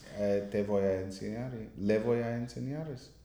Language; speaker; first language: Spanish; non-native, learner; English